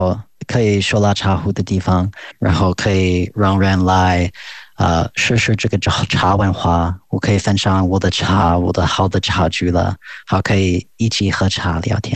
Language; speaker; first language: Chinese; non-native, fluent; English